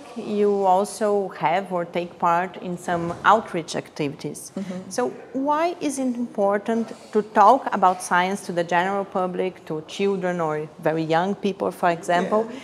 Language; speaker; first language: English; non-native, fluent; Portuguese